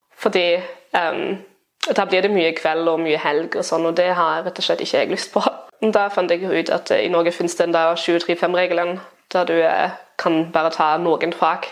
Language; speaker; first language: Norwegian; non-native, fluent; German